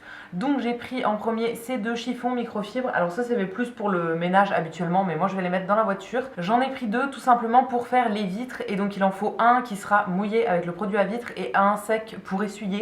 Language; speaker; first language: French; native; French